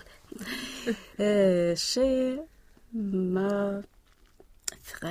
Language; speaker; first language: French; non-native, learner; Swedish